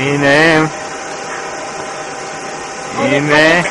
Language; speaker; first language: Hebrew; native; Hebrew